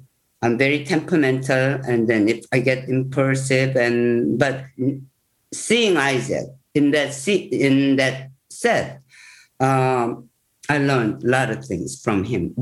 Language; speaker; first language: English; non-native, learner; Korean